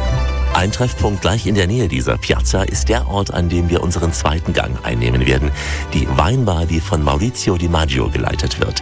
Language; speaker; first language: German; native; German